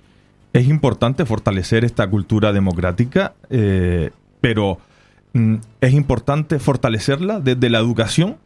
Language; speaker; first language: Spanish; native; Spanish